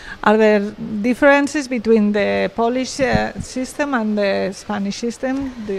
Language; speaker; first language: English; non-native, fluent; Catalan